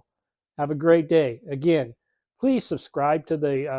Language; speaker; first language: English; native; English